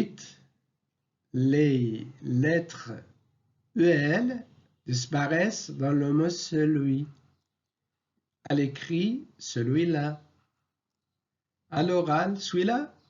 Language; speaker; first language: French; non-native, local second language; Arabic